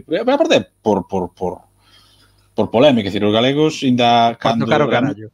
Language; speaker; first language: Galician; native; Galician